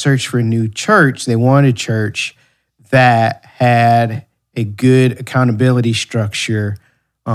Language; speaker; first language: English; native; English